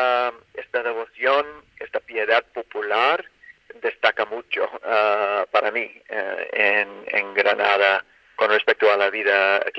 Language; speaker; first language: Spanish; non-native, fluent; English